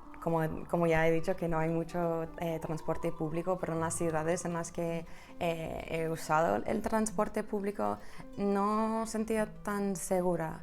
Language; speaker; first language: Spanish; non-native, fluent; English